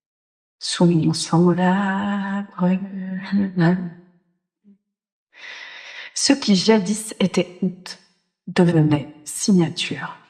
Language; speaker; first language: French; native; French